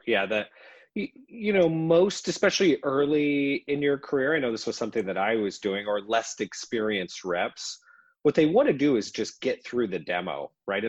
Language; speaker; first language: English; native; English